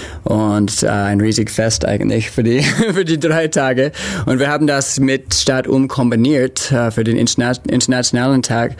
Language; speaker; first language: German; non-native, learner; English